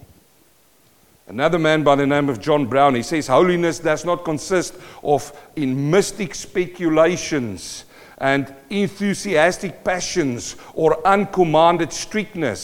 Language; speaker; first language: English; non-native, local second language; Afrikaans